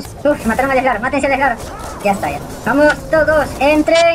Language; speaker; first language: Spanish; native; Spanish